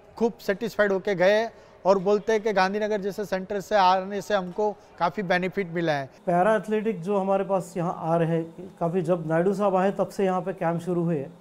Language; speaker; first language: Hindi; non-native, local second language; Gujarati